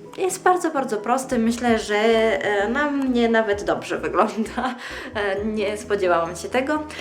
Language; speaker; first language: Polish; early bilingual, heritage; Polish